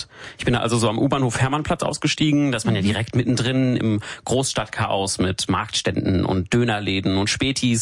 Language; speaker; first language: German; native; German